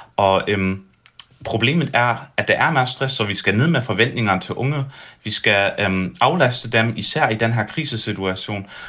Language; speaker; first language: Danish; early bilingual, heritage; Danish